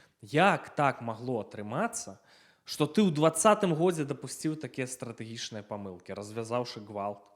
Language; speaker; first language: Belarusian; non-native, local second language; Russian